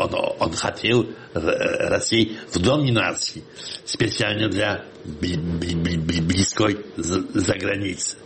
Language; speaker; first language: Russian; non-native, fluent; Polish